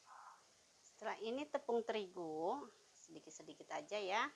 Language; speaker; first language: Indonesian; native; Indonesian